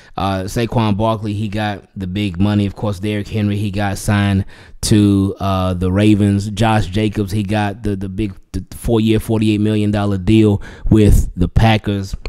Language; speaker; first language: English; native; English